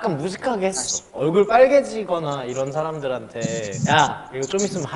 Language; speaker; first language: Korean; native; Korean